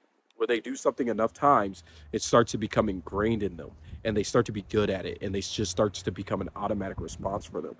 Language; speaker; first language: English; native; English